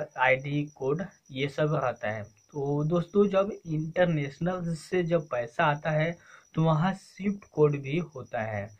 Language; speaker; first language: Hindi; native; Hindi